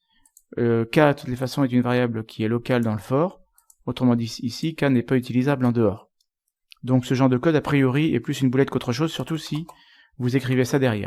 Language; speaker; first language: French; native; French